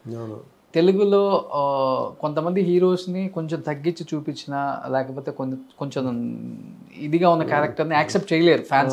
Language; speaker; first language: Telugu; native; Telugu